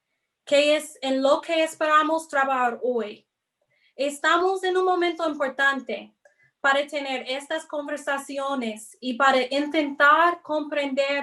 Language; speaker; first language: Spanish; non-native, fluent; English